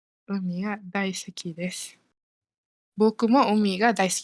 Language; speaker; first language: Japanese; non-native, fluent; Malay